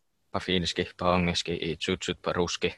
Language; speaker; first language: Russian; non-native, learner; Finnish